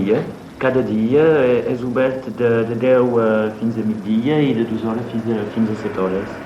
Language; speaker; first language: Catalan; non-native, local second language; French